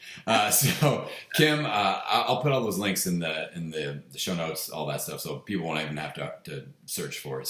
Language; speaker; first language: English; native; English